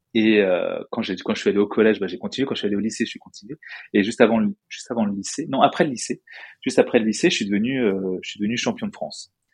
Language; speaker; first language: French; native; French